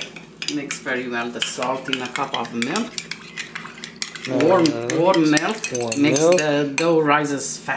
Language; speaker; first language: English; non-native, learner; Portuguese